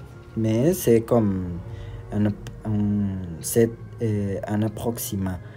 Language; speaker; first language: French; non-native, learner; Spanish